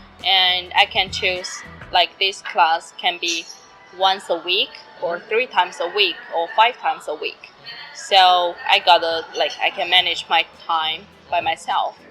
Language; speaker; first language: English; non-native, learner; Chinese